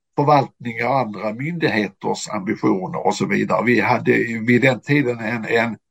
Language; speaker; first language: Swedish; native; Swedish